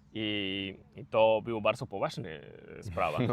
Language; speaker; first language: Polish; non-native, learner; Spanish